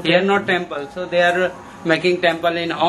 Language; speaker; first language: English; non-native, learner; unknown